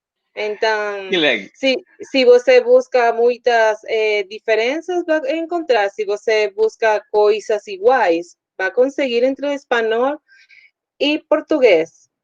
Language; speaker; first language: Portuguese; non-native, learner; Spanish